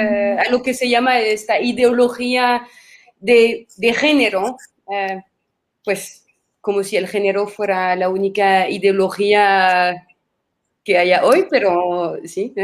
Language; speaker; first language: Spanish; non-native, fluent; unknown